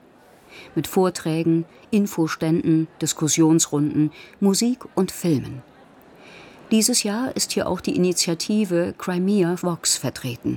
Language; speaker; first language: German; native; German